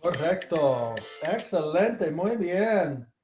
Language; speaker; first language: Spanish; non-native, fluent; English